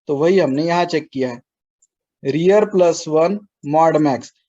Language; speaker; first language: Hindi; non-native, local second language; Marathi